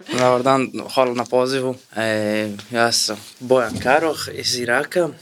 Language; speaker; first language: Serbian; non-native, learner; Kurdish